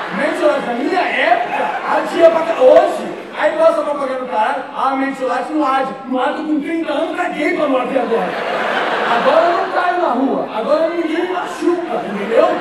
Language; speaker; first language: Portuguese; native; Portuguese